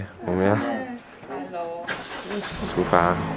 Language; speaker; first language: Chinese; native; Chinese